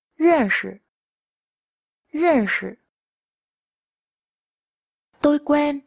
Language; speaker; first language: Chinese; non-native, fluent; Vietnamese